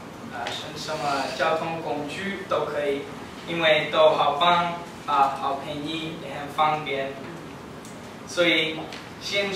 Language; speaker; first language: Chinese; non-native, learner; English